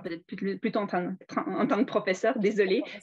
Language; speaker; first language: French; native; French